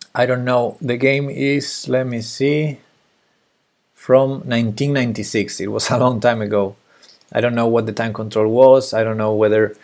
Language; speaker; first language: English; non-native, fluent; Spanish